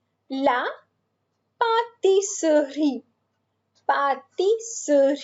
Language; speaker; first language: French; non-native, fluent; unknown